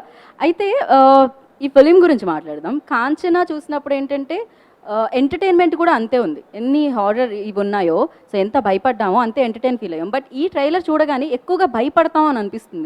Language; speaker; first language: Telugu; native; Telugu